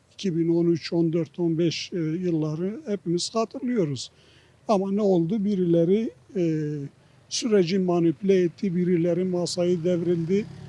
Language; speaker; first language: Turkish; non-native, local second language; Kurdish